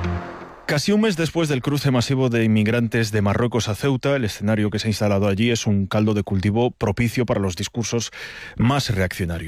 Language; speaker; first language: Spanish; native; Spanish